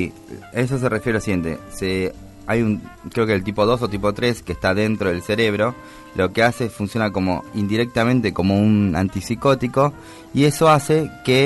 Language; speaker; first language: Spanish; native; Spanish